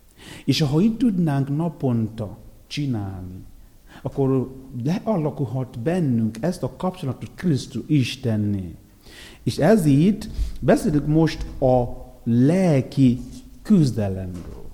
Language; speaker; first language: Hungarian; non-native, fluent; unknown